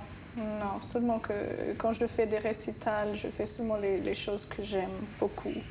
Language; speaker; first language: French; non-native, fluent; English